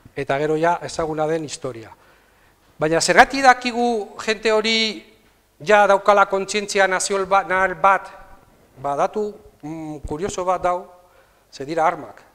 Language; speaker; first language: Basque; native; Basque